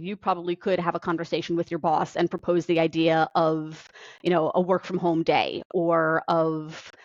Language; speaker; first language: English; native; English